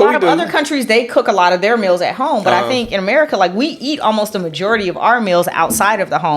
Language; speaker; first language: English; native; English